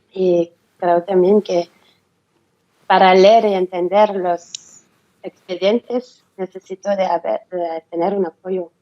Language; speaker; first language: Spanish; non-native, learner; French